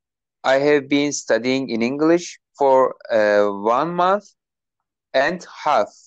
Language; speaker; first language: English; non-native, learner; Turkish